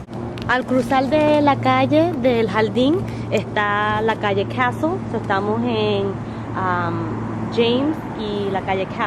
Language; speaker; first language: Spanish; early bilingual, heritage; Spanish